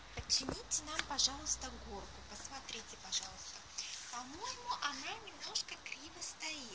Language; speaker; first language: Russian; native; Russian